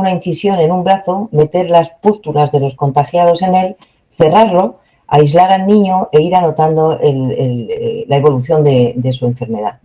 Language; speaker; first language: Spanish; native; Spanish